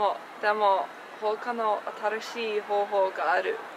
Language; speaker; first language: Japanese; non-native, learner; English